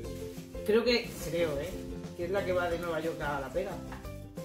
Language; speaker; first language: Spanish; native; Spanish